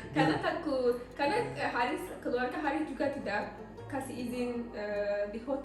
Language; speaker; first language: Indonesian; non-native, learner; Turkish